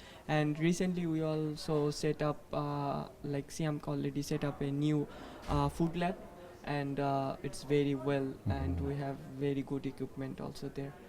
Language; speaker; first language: English; non-native, fluent; Bangla